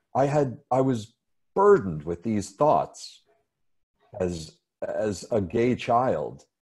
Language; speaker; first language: English; native; English